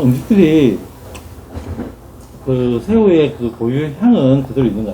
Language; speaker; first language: Korean; native; Korean